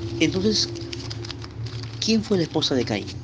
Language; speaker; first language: Spanish; native; Spanish